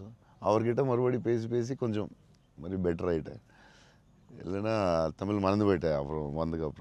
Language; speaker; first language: Tamil; non-native, local second language; Telugu